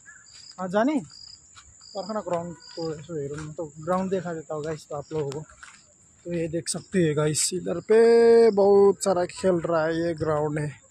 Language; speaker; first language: Hindi; non-native, local second language; Nepali